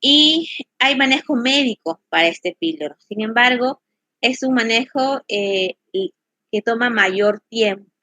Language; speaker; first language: Spanish; native; Spanish